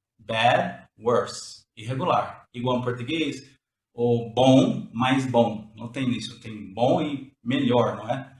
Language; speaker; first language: Portuguese; non-native, learner; English